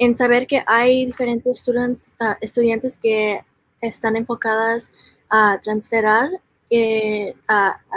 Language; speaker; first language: Spanish; early bilingual, heritage; Spanish